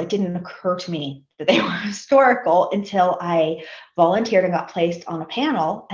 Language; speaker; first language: English; native; English